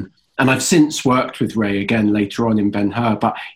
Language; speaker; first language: English; native; English